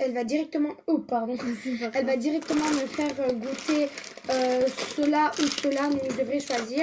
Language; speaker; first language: French; native; French